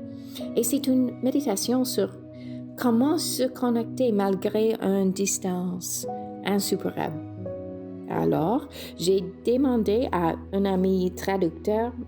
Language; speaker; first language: French; non-native, fluent; English